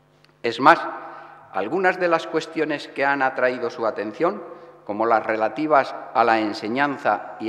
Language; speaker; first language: Spanish; native; Spanish